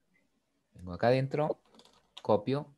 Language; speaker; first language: Spanish; native; Spanish